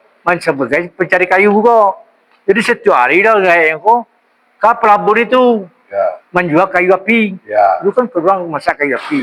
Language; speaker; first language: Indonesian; non-native, local second language; Minangkabau